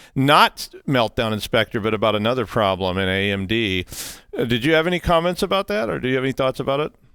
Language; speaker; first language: English; native; English